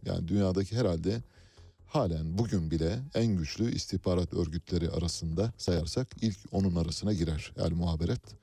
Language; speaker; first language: Turkish; native; Turkish